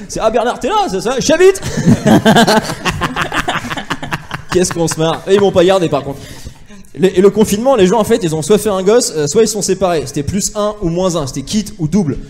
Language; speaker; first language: French; native; French